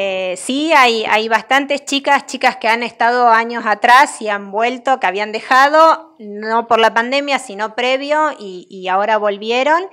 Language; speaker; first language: Spanish; native; Spanish